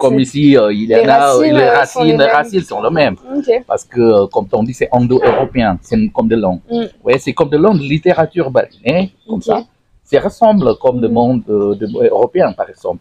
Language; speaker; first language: French; non-native, learner; Indonesian